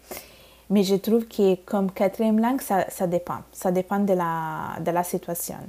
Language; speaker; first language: French; non-native, fluent; Bangla